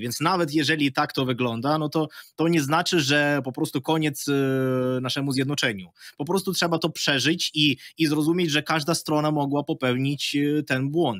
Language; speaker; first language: Polish; non-native, fluent; Ukrainian